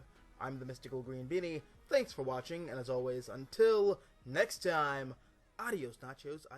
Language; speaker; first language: English; native; English